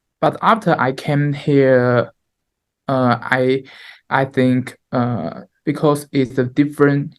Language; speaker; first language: English; non-native, learner; Chinese